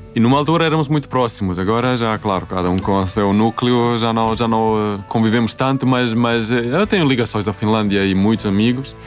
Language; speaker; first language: Portuguese; non-native, fluent; Swedish